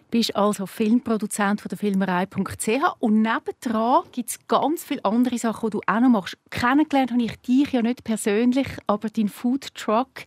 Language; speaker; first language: German; native; German